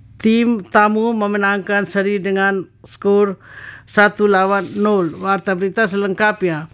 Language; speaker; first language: Indonesian; non-native, fluent; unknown